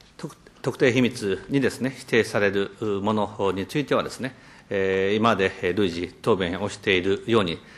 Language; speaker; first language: Japanese; native; Japanese